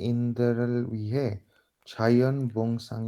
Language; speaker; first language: Korean; non-native, learner; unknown